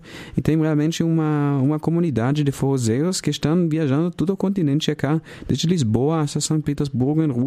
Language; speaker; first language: Portuguese; non-native, fluent; German